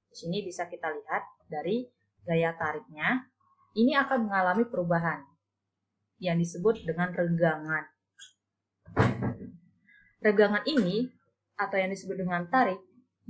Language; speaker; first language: Indonesian; native; Indonesian